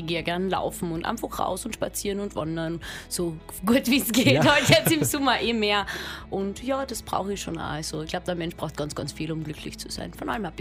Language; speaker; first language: German; native; German